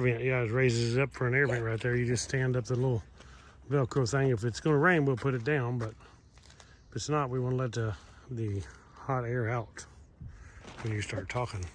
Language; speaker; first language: English; native; English